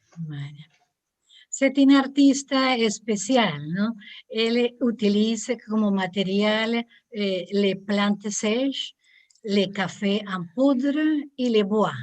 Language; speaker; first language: French; non-native, learner; Spanish